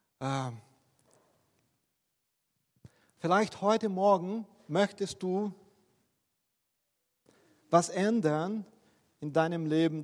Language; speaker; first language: German; non-native, fluent; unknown